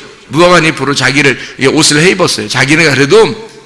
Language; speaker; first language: Korean; native; Korean